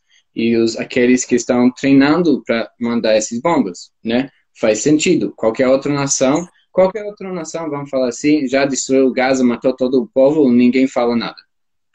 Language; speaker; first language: Portuguese; non-native, fluent; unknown